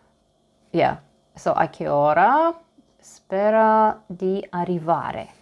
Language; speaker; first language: Italian; non-native, learner; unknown